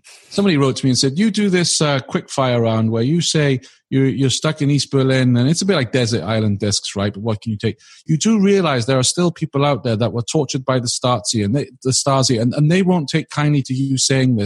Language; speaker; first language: English; native; English